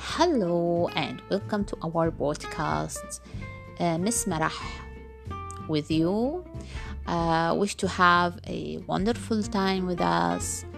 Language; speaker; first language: English; non-native, learner; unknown